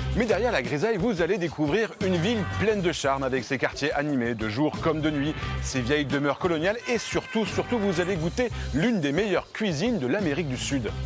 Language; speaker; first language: French; native; French